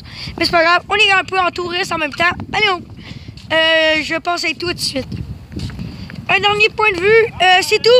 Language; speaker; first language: French; native; French